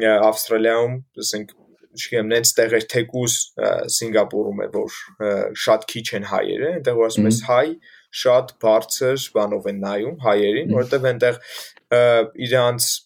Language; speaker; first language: Armenian; native; Armenian